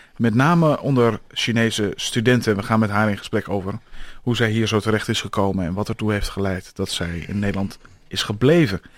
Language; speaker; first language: Dutch; native; Dutch